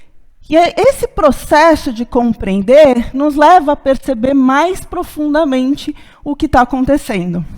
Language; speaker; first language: Portuguese; native; Portuguese